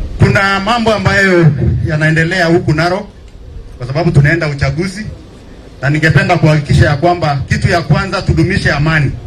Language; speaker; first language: Swahili; non-native, local second language; Masai